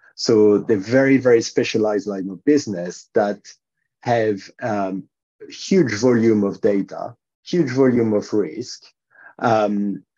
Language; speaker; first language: English; non-native, fluent; French